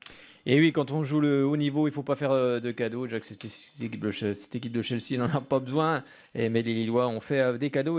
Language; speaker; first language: French; native; French